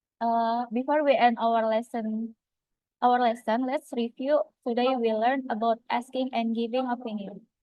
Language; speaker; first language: English; non-native, fluent; Indonesian